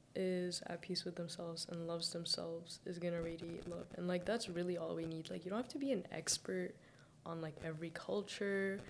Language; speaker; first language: English; early bilingual, other home language; Arabic